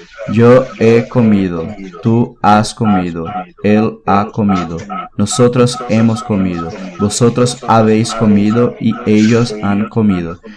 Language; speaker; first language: Spanish; non-native, fluent; Portuguese